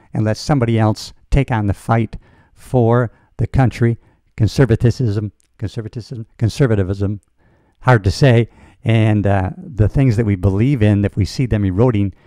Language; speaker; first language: English; native; English